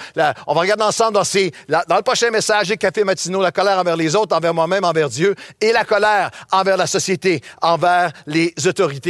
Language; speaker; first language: French; native; French